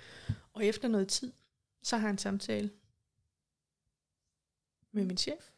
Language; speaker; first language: Danish; native; Danish